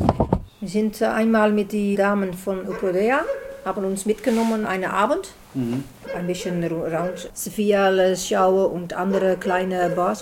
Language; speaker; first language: German; non-native, learner; Dutch